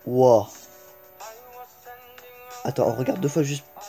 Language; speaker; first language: French; native; French